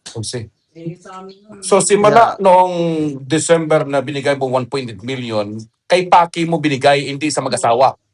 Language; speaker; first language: Filipino; non-native, local second language; Aklanon